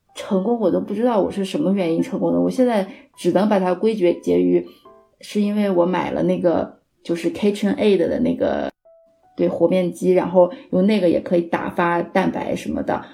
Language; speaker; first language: Chinese; native; Chinese